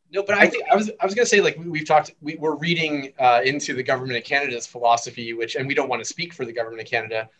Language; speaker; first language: English; native; English